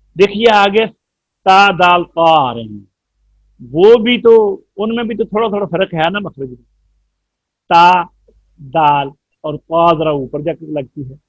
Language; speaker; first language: Urdu; non-native, local second language; Punjabi